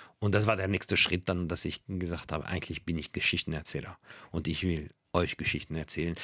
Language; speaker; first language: German; non-native, fluent; French